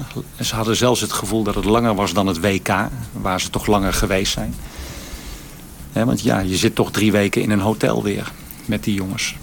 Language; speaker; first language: Dutch; native; Dutch